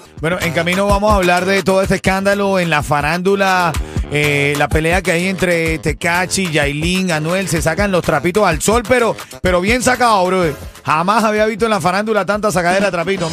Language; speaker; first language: Spanish; native; Spanish